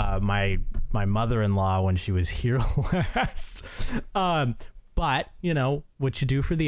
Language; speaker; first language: English; native; English